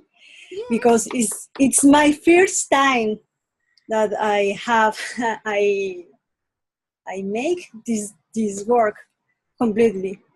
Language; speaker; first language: English; non-native, learner; Spanish